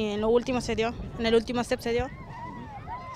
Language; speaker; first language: Spanish; native; Spanish